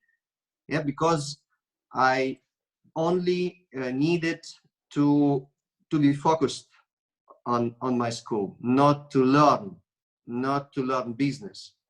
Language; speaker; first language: English; non-native, learner; Russian